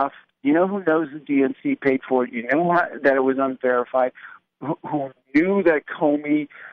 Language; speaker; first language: English; native; English